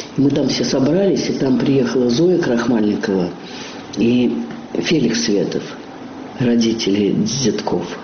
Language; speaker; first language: Russian; native; Russian